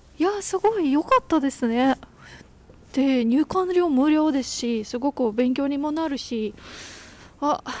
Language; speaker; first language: Japanese; non-native, fluent; Russian